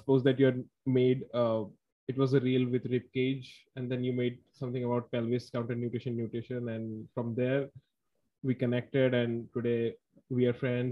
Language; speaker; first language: English; non-native, local second language; Assamese